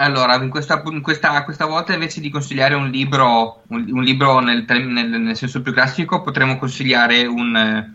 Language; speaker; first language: Italian; native; Italian